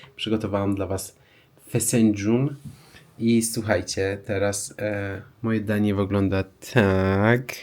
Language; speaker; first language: Polish; non-native, fluent; Persian